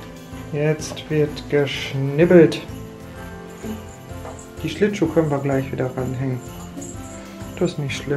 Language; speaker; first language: German; native; German